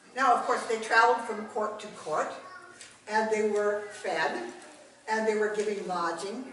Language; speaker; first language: English; native; English